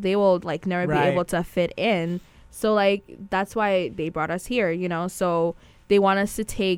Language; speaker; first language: English; non-native, local second language; Akan